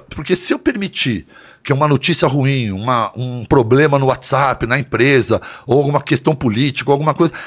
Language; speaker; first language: Portuguese; native; Portuguese